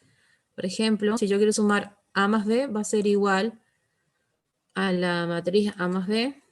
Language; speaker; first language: Spanish; native; Spanish